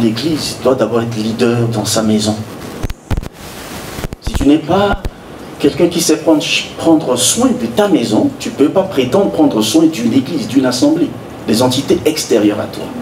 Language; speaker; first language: French; non-native, local second language; Sango